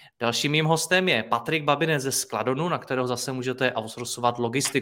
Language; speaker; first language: Czech; native; Czech